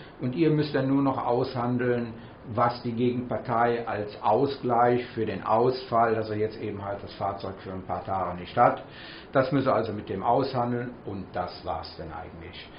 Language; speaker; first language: German; native; German